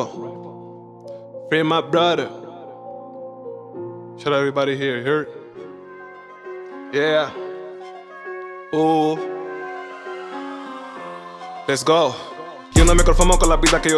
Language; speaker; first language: English; non-native, fluent; Spanish